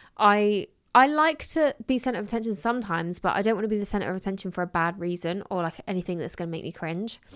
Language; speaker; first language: English; native; English